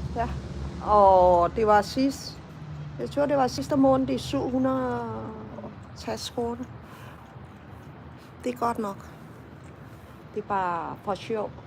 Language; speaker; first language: Danish; non-native, learner; Thai